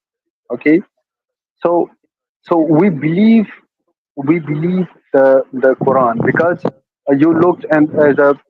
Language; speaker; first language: English; non-native, learner; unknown